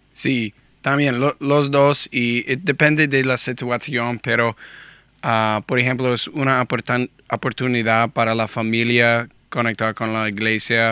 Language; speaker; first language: Spanish; non-native, learner; English